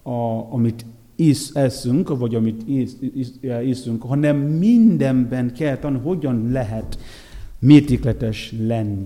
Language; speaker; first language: Hungarian; non-native, fluent; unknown